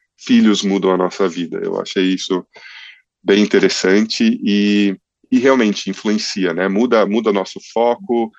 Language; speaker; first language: Portuguese; early bilingual, other home language; English